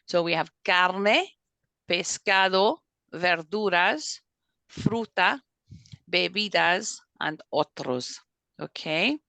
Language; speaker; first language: Spanish; non-native, fluent; English